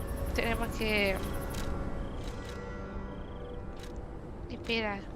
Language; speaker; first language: Spanish; native; Spanish